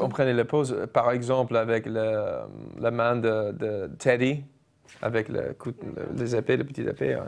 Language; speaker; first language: French; non-native, fluent; English